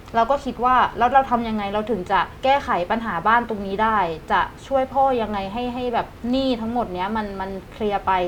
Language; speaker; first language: Thai; native; Thai